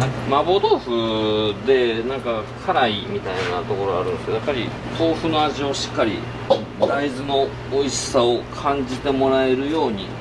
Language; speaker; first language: Japanese; native; Japanese